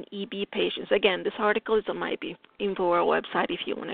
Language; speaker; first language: English; non-native, fluent; Italian